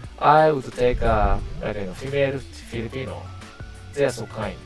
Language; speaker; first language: English; non-native, learner; Japanese